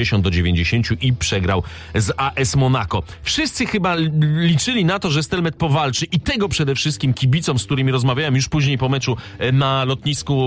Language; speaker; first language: Polish; native; Polish